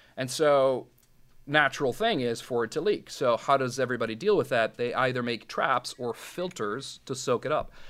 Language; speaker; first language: English; non-native, fluent; Serbian